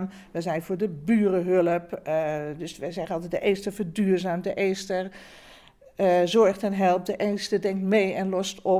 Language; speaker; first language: Dutch; native; Dutch